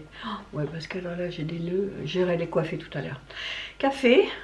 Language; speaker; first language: French; native; French